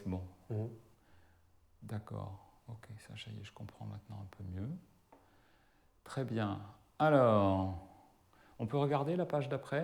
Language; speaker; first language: French; native; French